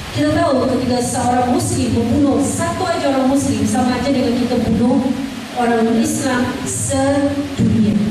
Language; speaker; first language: Indonesian; non-native, fluent; English